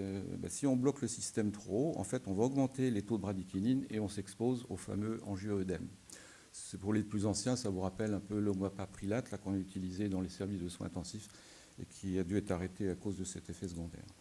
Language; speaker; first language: French; native; French